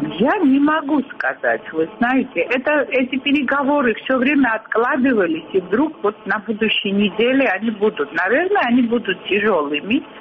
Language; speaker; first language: Russian; non-native, local second language; Georgian